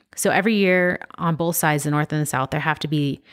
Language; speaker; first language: English; native; English